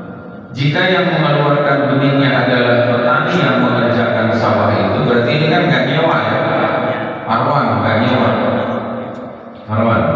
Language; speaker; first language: Indonesian; native; Indonesian